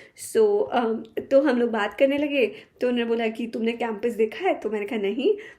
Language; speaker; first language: Hindi; native; Hindi